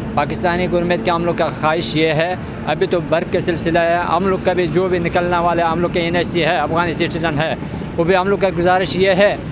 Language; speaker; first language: Urdu; early bilingual, other home language; Pashto